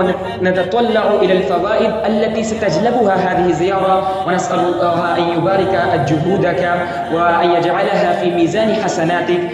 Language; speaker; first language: Arabic; non-native, fluent; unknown